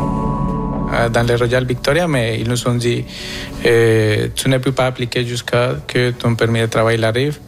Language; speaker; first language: French; non-native, fluent; Spanish